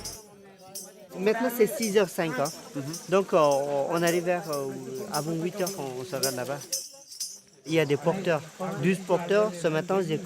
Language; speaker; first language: French; non-native, learner; Nepali